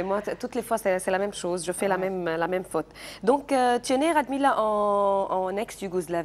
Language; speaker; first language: French; non-native, local second language; Arabic